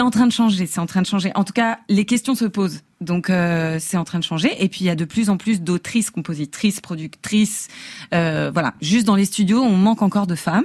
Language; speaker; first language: French; native; French